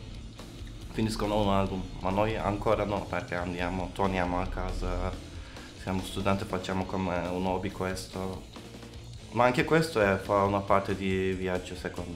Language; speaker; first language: Italian; non-native, learner; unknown